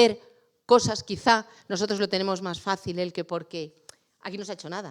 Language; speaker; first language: Spanish; native; Spanish